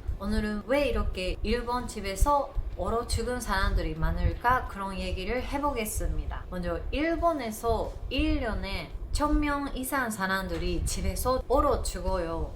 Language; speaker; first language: Korean; non-native, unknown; Japanese